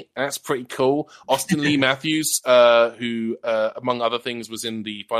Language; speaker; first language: English; native; English